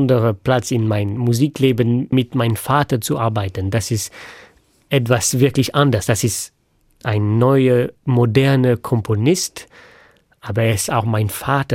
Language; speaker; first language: German; non-native, fluent; French